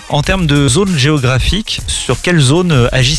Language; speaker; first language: French; native; French